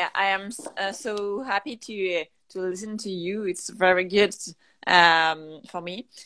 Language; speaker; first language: English; non-native, learner; French